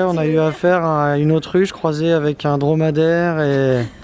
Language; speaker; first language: French; native; French